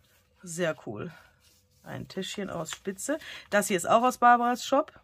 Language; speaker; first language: German; native; German